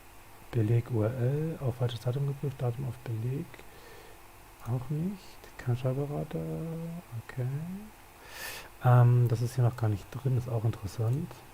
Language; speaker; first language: German; native; German